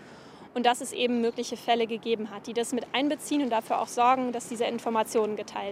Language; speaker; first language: German; native; German